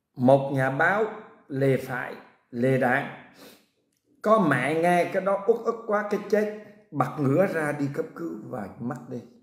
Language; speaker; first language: Vietnamese; native; Vietnamese